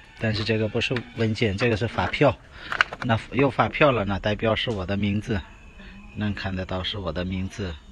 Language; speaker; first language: Chinese; non-native, fluent; Hindi